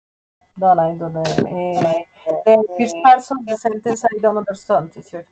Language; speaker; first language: English; non-native, learner; Spanish